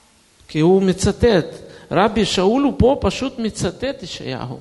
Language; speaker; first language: Hebrew; non-native, fluent; Russian